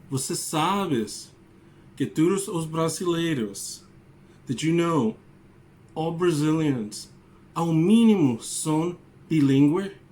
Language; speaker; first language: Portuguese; non-native, learner; English